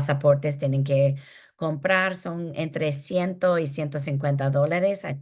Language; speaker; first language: Spanish; early bilingual, heritage; Spanish